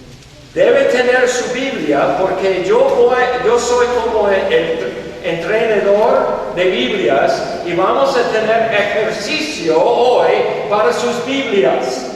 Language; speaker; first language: Spanish; non-native, fluent; English